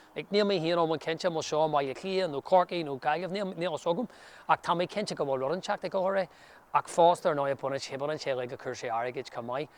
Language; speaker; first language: Irish; non-native, local second language; English